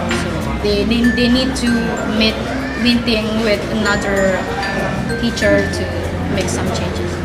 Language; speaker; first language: English; non-native, fluent; Indonesian